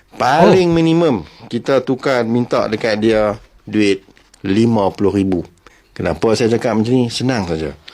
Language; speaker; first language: Malay; native; Malay